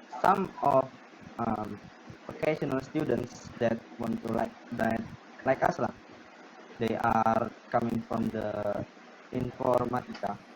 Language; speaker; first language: English; non-native, learner; Indonesian